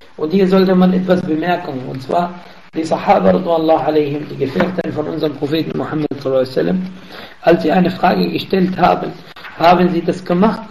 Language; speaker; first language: German; non-native, fluent; Arabic